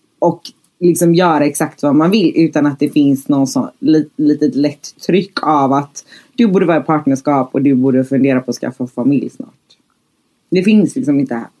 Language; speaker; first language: Swedish; native; Swedish